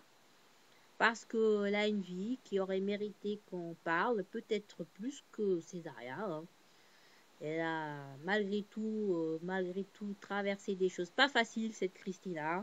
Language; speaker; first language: French; native; French